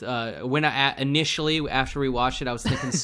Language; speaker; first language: English; native; English